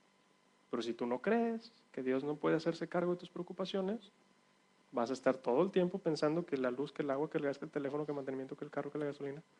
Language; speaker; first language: Spanish; native; Spanish